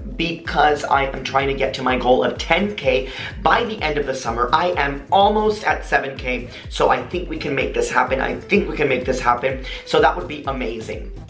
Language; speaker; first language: English; native; English